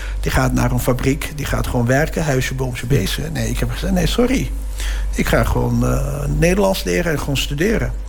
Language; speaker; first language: Dutch; early bilingual, other home language; Turkish